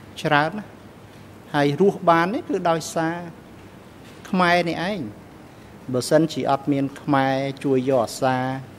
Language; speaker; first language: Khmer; native; Khmer